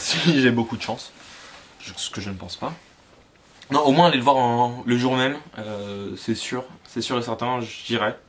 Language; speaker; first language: French; native; French